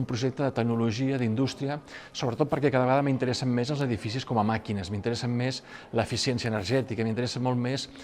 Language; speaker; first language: Catalan; native; Catalan